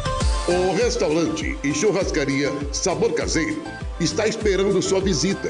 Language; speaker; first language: Portuguese; native; Portuguese